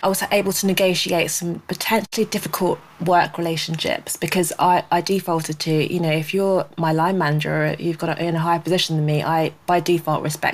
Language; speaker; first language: English; native; English